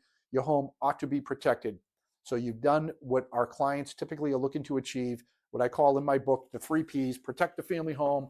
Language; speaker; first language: English; native; English